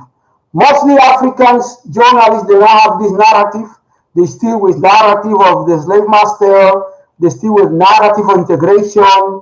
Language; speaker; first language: English; non-native, learner; Spanish